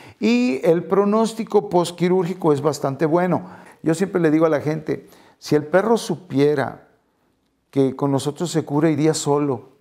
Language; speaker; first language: Spanish; native; Spanish